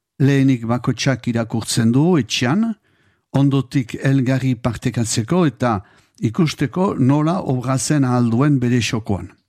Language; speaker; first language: Basque; native; Basque